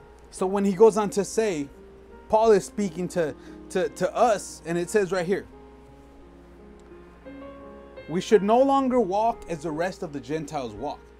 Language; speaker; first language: English; early bilingual, other home language; Spanish